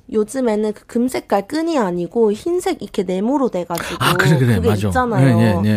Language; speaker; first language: Korean; native; Korean